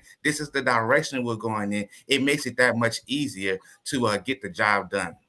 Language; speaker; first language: English; native; English